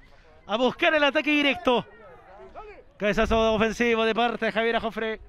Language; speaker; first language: Spanish; native; Spanish